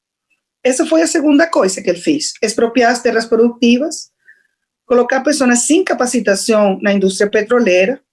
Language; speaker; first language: Portuguese; non-native, fluent; Spanish